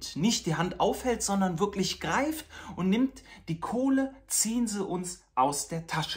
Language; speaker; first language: German; native; German